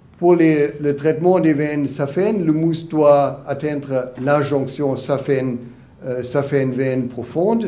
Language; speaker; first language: French; non-native, learner; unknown